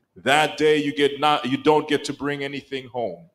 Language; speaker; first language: English; non-native, local second language; Kinyarwanda